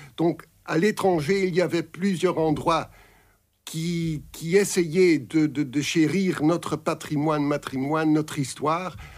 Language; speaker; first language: French; non-native, local second language; Dutch